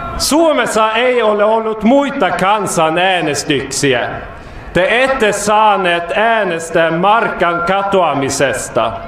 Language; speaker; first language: Finnish; non-native, fluent; Swedish